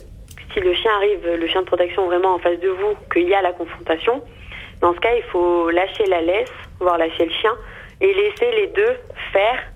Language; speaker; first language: French; native; French